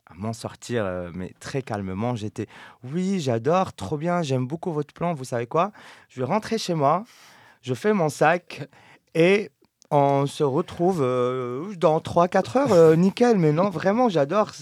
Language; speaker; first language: French; non-native, local second language; Arabic